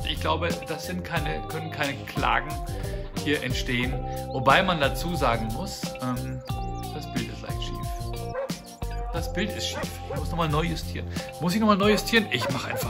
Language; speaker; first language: German; native; German